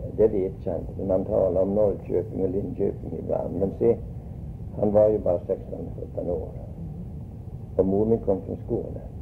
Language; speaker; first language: Swedish; early bilingual, heritage; Swedish